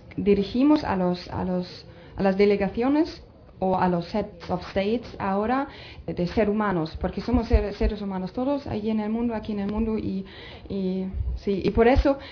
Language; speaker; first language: Spanish; non-native, fluent; German